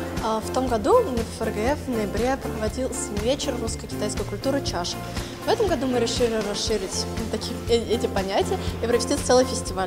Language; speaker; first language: Russian; native; Russian